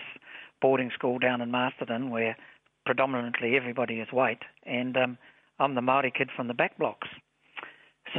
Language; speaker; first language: English; native; English